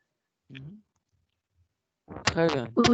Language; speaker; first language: French; non-native, fluent; Spanish